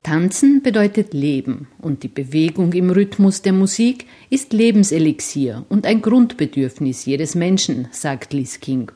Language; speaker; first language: German; native; German